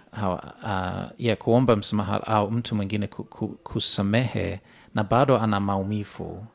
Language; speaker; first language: Swahili; non-native, fluent; English